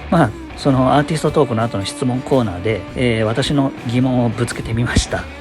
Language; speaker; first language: Japanese; native; Japanese